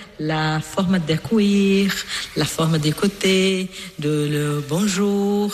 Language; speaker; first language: French; non-native, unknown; Portuguese